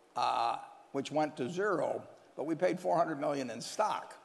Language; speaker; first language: English; native; English